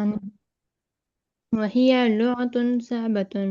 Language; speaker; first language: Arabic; non-native, learner; Urdu